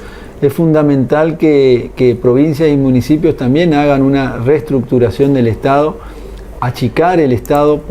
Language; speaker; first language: Spanish; native; Spanish